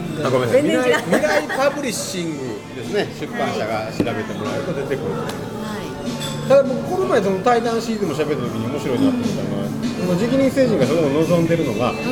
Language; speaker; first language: Japanese; native; Japanese